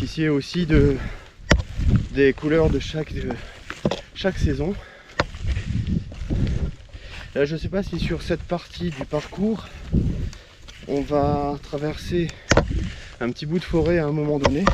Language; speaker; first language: French; native; French